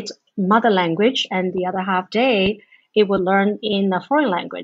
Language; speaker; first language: English; non-native, fluent; Chinese